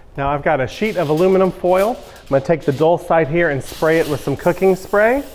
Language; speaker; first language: English; native; English